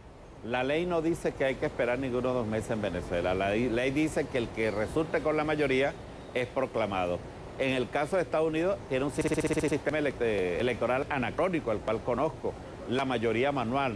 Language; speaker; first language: Spanish; native; Spanish